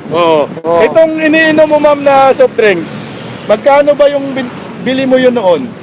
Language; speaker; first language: Filipino; native; Filipino